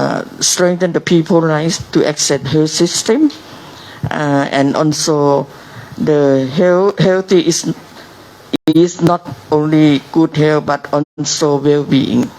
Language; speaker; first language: English; non-native, learner; Thai